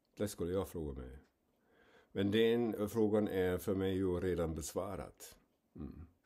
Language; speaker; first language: Swedish; non-native, fluent; German